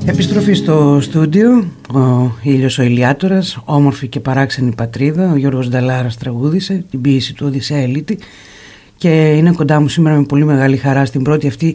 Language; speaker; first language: Greek; native; Greek